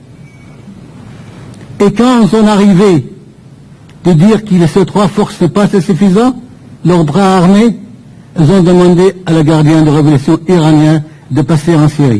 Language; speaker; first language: French; non-native, fluent; Persian